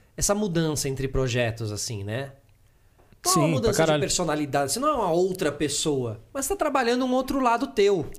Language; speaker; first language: Portuguese; early bilingual, other home language; Spanish